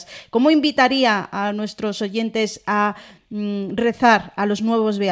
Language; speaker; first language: Spanish; native; Spanish